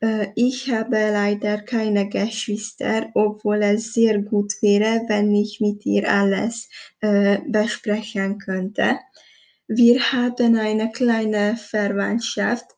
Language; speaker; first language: German; non-native, learner; Hungarian